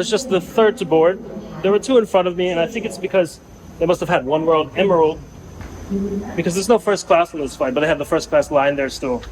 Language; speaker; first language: English; native; English